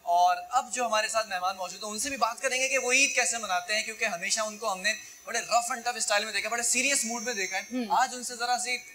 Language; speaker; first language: Urdu; native; Urdu